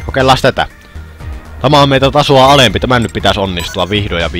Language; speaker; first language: Finnish; native; Finnish